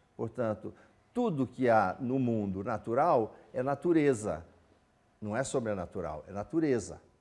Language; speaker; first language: Portuguese; native; Portuguese